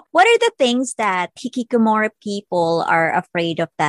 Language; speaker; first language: English; non-native, local second language; Filipino